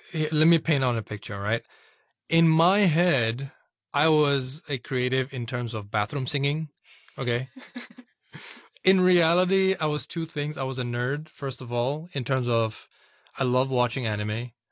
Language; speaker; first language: English; non-native, local second language; Urdu